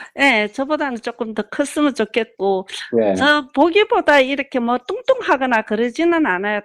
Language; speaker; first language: Korean; early bilingual, heritage; Korean